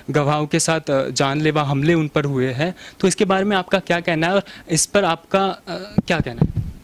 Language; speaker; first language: Hindi; non-native, local second language; Marathi